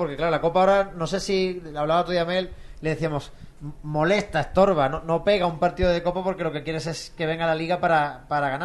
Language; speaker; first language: Spanish; native; Spanish